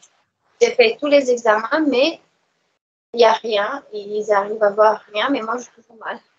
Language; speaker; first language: French; non-native, fluent; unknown